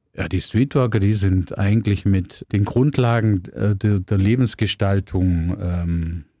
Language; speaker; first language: German; native; German